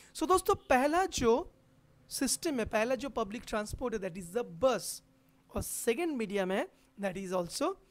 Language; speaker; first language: Hindi; non-native, local second language; Bangla